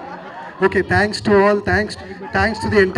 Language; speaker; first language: Telugu; non-native, fluent; Kannada